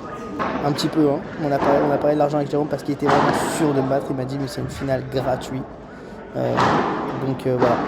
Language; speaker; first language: French; native; French